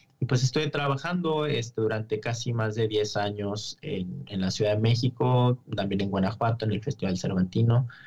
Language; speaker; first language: Spanish; native; Spanish